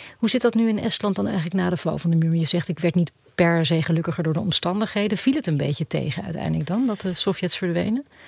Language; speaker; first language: Dutch; native; Dutch